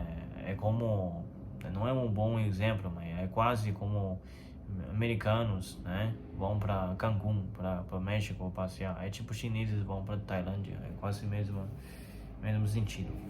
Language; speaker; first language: Portuguese; non-native, fluent; Chinese